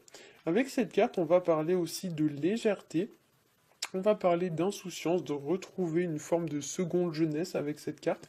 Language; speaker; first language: French; native; French